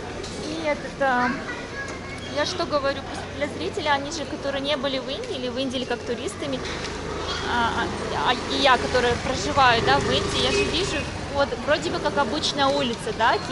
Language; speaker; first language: Russian; native; Russian